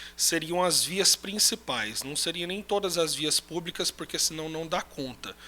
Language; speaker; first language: Portuguese; native; Portuguese